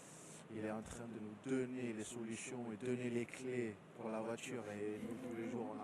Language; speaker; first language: French; non-native, fluent; Danish